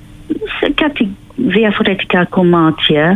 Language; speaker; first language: Greek; non-native, fluent; English